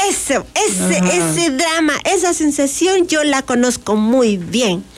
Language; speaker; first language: Spanish; native; Spanish